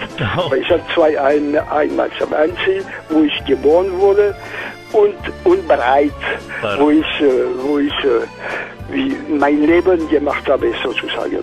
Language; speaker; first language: German; non-native, fluent; French